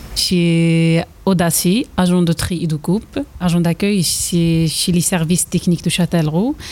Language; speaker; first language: French; non-native, local second language; Arabic